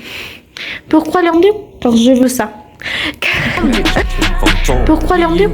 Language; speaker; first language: French; non-native, learner; Spanish